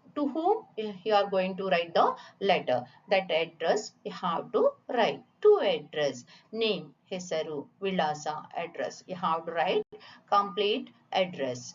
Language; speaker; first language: English; non-native, local second language; Kannada